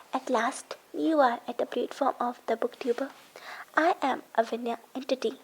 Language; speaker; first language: English; non-native, local second language; Hindi